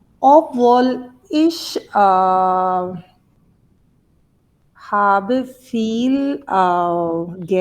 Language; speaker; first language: German; non-native, learner; Urdu